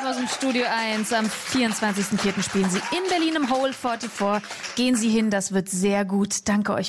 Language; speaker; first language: German; native; German